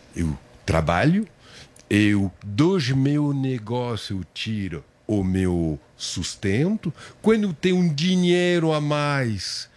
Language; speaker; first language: Portuguese; non-native, fluent; French